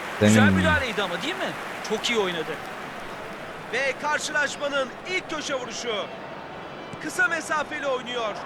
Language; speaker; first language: Turkish; native; Turkish